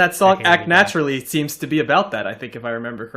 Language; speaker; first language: English; native; English